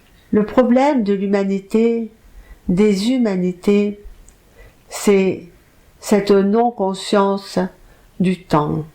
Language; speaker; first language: French; native; French